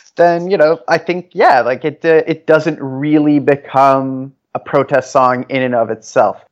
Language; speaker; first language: English; non-native, fluent; Norwegian